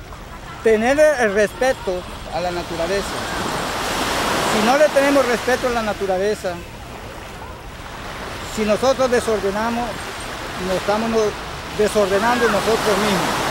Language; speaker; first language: Spanish; non-native, local second language; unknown